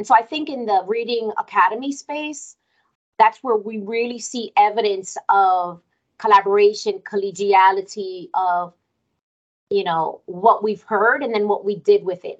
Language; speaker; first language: English; early bilingual, other home language; Spanish